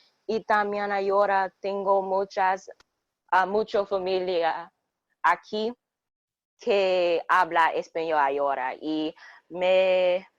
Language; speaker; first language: Spanish; non-native, learner; English